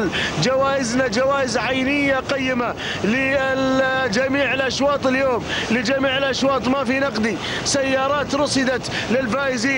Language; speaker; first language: Arabic; native; Arabic